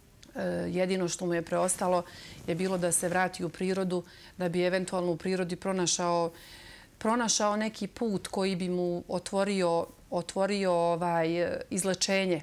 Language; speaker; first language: Serbian; native; Serbian